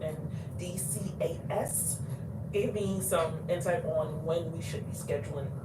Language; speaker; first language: English; native; English